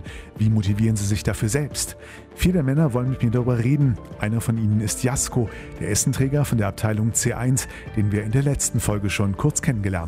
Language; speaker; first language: German; native; German